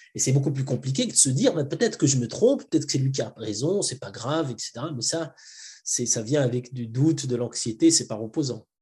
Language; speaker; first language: French; non-native, local second language; Arabic